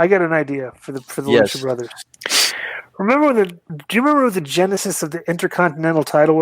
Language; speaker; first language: English; native; English